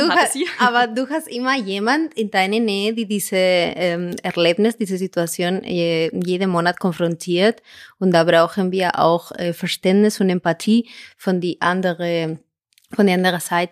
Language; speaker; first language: German; non-native, fluent; Spanish